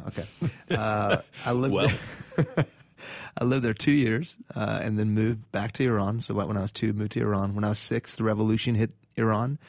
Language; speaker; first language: English; non-native, fluent; Persian